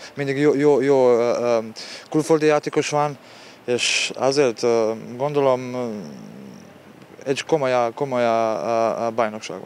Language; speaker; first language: Hungarian; non-native, learner; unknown